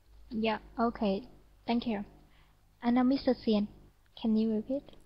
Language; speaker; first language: English; non-native, fluent; Vietnamese